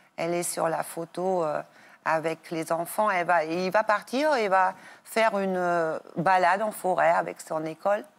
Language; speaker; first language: French; non-native, fluent; German